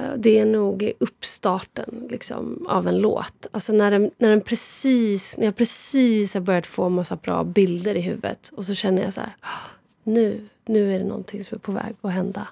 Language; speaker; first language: Swedish; native; Swedish